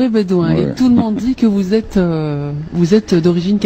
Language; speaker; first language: French; non-native, local second language; Arabic